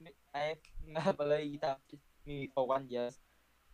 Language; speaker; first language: English; non-native, learner; Vietnamese